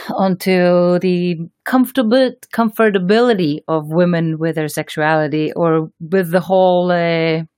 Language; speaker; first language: English; non-native, fluent; Hebrew